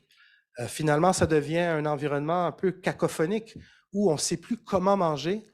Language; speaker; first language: French; native; French